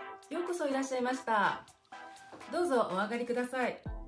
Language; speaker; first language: Japanese; native; Japanese